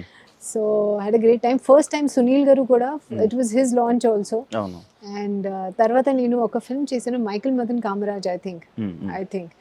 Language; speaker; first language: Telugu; non-native, local second language; Hindi